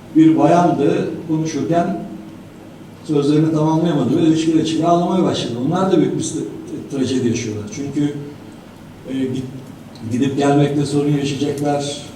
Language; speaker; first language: Turkish; native; Turkish